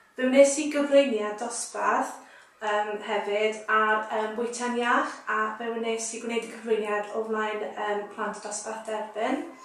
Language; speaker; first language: Welsh; non-native, local second language; English